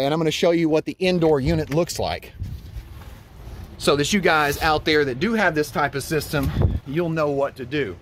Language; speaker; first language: English; native; English